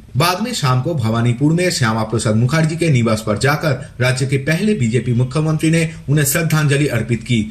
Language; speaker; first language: Hindi; non-native, local second language; Bangla